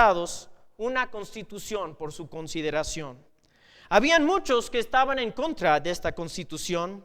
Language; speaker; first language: Spanish; non-native, fluent; English